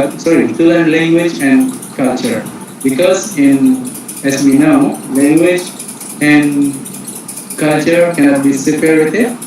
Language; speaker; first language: English; non-native, fluent; Indonesian